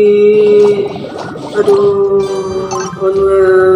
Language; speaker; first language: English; non-native, learner; Indonesian